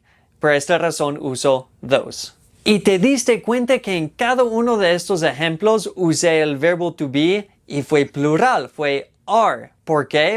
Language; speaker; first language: Spanish; non-native, fluent; English